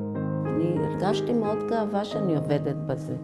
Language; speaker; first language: Hebrew; early bilingual, other home language; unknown